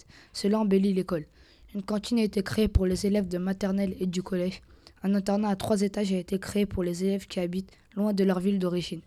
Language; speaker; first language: French; native; French